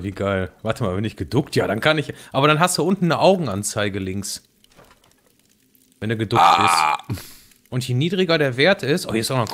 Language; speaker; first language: German; native; German